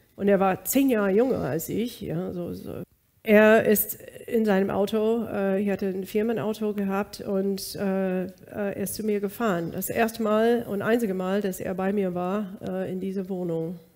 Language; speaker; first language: German; non-native, fluent; English